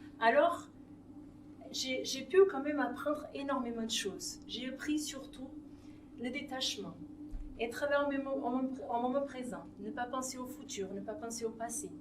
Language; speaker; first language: French; non-native, fluent; Portuguese